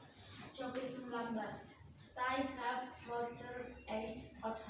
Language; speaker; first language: English; non-native, learner; Indonesian